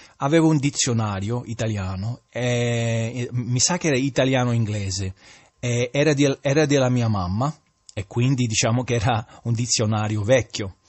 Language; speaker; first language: Italian; non-native, fluent; English